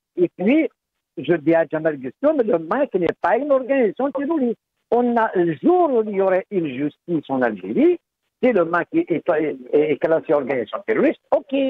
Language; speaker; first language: French; non-native, local second language; Kabyle